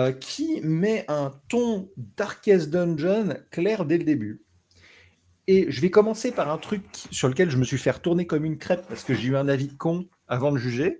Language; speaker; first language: French; native; French